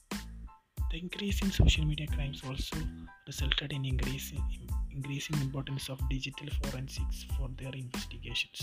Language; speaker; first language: English; non-native, local second language; Malayalam